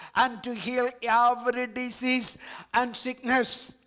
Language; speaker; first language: English; non-native, local second language; Malayalam